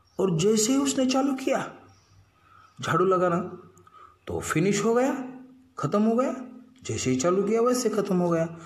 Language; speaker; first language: Hindi; non-native, local second language; Marathi